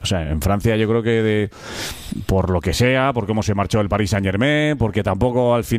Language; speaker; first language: Spanish; native; Spanish